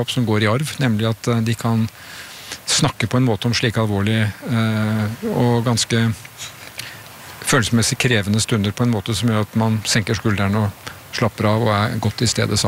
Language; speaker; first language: Norwegian; native; Norwegian